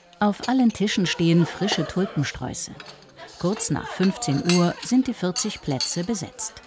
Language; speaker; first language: German; native; German